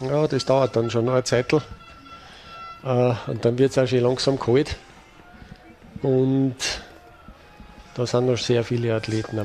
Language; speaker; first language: German; native; German